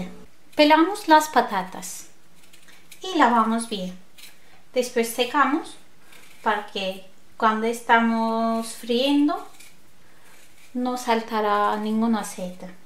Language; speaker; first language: Spanish; non-native, learner; Turkish